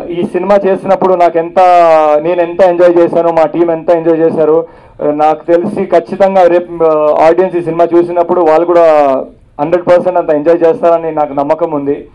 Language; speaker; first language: Telugu; non-native, local second language; Urdu